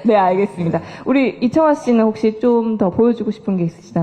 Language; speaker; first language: Korean; native; Korean